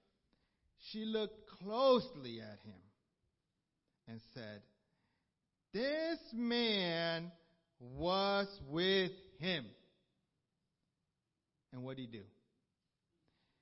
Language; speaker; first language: English; early bilingual, other home language; Spanish